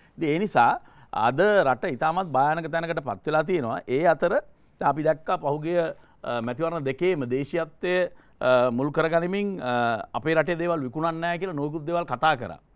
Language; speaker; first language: Sinhala; native; Sinhala